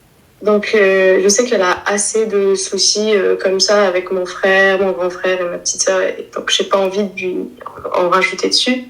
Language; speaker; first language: French; native; French